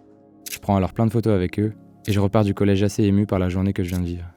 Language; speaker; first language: French; native; French